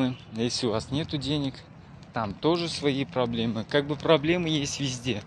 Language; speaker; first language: Russian; non-native, local second language; Uzbek